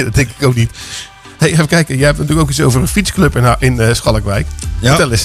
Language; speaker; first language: Dutch; native; Dutch